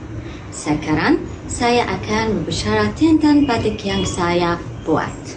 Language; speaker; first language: Indonesian; non-native, learner; Arabic